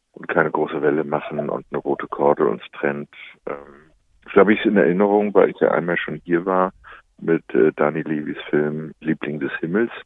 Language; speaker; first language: German; native; German